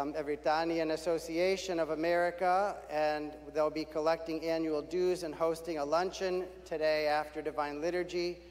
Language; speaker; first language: English; native; English